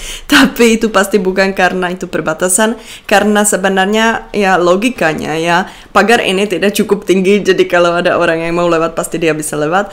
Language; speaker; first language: Indonesian; non-native, fluent; Czech